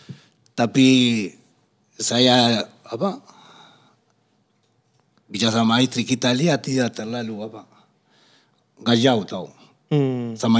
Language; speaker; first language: Indonesian; non-native, fluent; Spanish